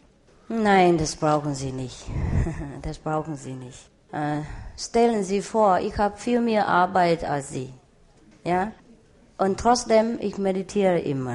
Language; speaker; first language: German; non-native, learner; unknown